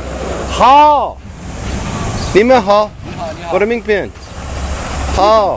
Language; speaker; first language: Chinese; non-native, learner; English